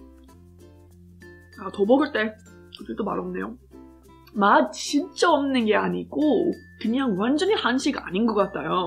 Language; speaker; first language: Korean; non-native, fluent; English